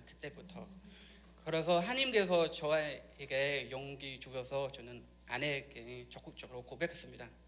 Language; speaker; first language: Korean; non-native, learner; Khmer